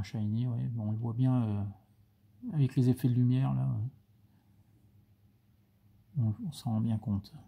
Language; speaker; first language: French; native; French